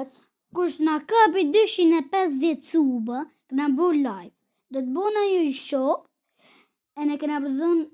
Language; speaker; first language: Albanian; native; Albanian